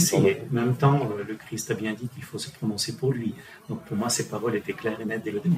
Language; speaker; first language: French; non-native, fluent; Ukrainian